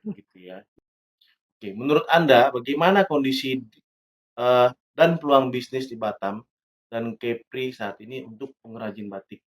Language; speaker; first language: Indonesian; native; Indonesian